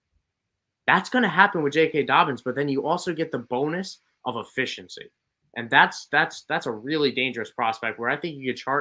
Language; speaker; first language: English; native; English